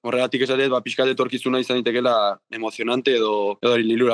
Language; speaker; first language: Basque; native; Basque